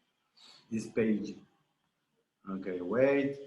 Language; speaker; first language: English; non-native, learner; Spanish